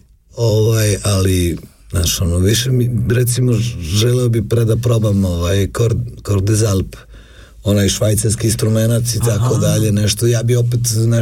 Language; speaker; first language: Serbian; native; Serbian